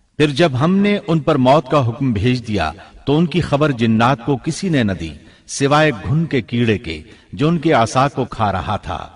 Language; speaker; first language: Urdu; native; Urdu